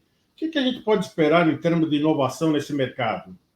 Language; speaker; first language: Portuguese; native; Portuguese